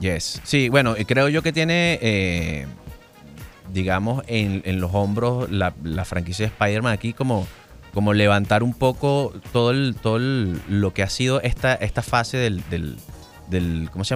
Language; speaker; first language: Spanish; native; Spanish